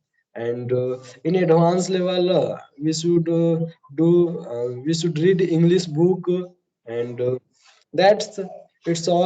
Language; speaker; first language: English; non-native, learner; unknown